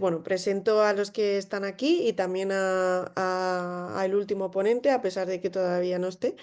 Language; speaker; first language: Spanish; native; Spanish